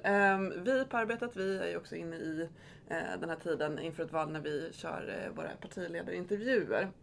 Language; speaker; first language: Swedish; native; Swedish